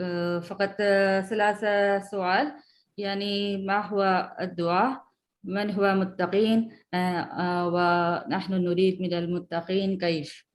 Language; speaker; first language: Arabic; non-native, learner; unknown